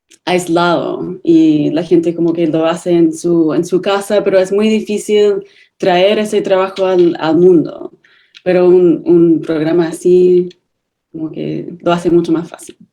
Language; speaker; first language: Spanish; non-native, fluent; English